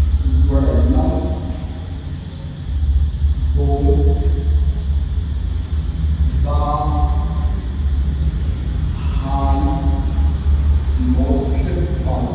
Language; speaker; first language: Vietnamese; non-native, learner; Hindi